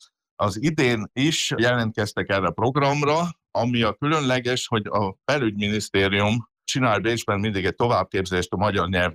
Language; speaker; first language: Hungarian; native; Hungarian